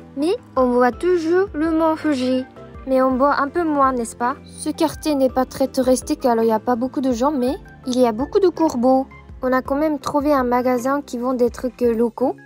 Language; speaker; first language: French; non-native, fluent; Japanese